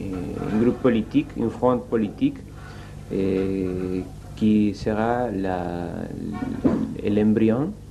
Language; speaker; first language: French; non-native, fluent; Spanish